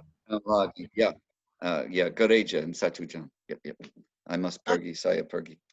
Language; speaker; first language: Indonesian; non-native, learner; English